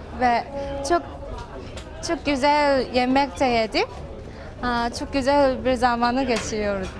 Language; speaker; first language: Turkish; non-native, learner; Korean